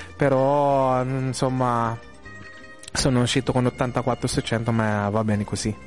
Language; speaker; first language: Italian; non-native, fluent; Filipino